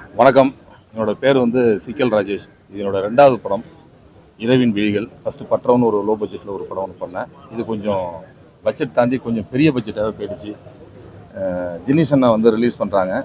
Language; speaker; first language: Tamil; native; Tamil